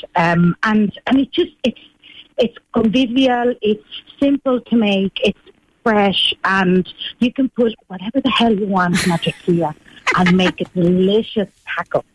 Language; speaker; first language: English; non-native, fluent; Spanish